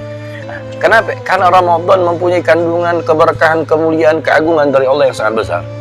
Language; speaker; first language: Indonesian; native; Indonesian